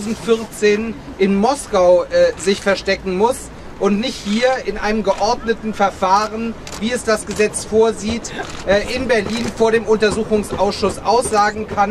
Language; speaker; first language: German; native; German